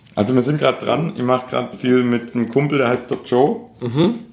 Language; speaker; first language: German; native; German